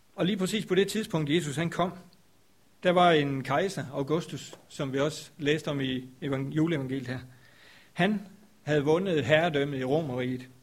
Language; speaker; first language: Danish; native; Danish